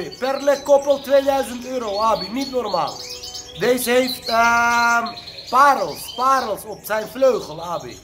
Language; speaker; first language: Dutch; non-native, learner; Turkish